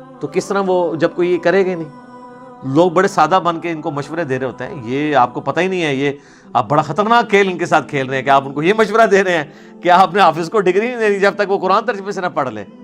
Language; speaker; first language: Urdu; non-native, local second language; Punjabi